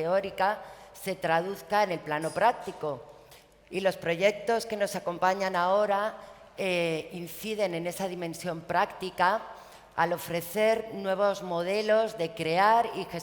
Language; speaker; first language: Spanish; native; Spanish